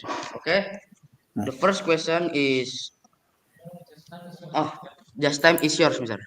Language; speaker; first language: English; non-native, learner; Indonesian